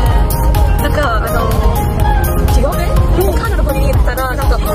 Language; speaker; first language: Japanese; non-native, learner; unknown